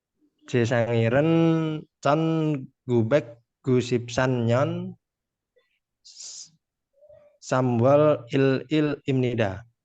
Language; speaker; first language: Korean; non-native, learner; Indonesian